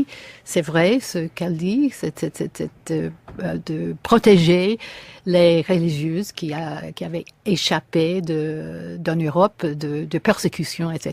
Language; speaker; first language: French; non-native, fluent; English